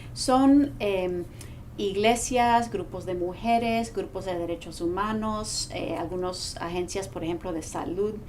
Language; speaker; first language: Spanish; non-native, fluent; English